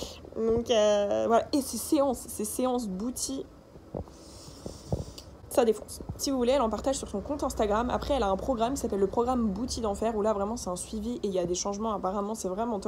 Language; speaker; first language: French; native; French